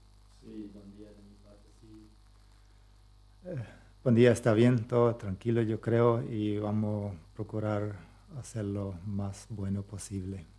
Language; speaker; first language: Spanish; non-native, local second language; Plautdietsch